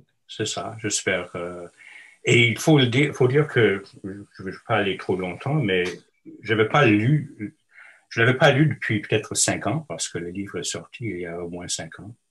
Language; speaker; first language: French; non-native, local second language; English